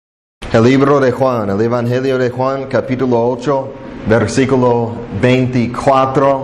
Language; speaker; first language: Spanish; non-native, fluent; English